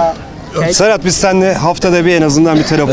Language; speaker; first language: Turkish; native; Turkish